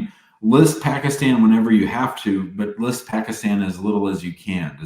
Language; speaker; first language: English; native; English